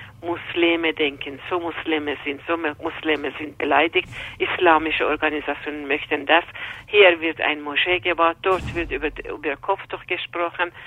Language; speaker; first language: German; non-native, fluent; Persian